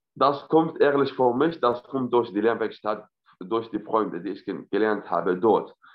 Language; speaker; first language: German; non-native, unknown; Arabic